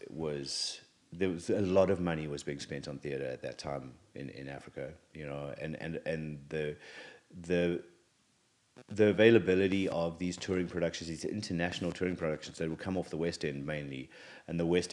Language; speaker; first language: English; native; English